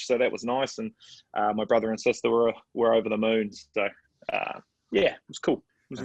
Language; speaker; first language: English; native; English